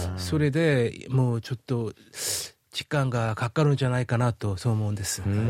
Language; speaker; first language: Japanese; non-native, fluent; Korean